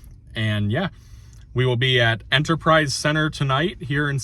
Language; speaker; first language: English; native; English